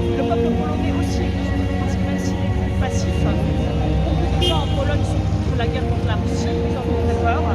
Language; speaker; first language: French; non-native, fluent; Polish